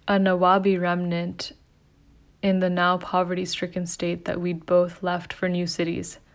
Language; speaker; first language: English; early bilingual, other home language; Hindi